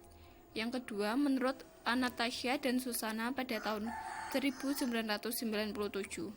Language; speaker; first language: Indonesian; native; Indonesian